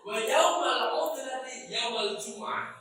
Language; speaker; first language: Arabic; non-native, fluent; Indonesian